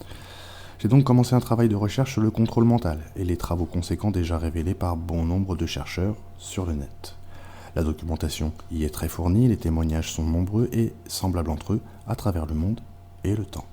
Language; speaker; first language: French; native; French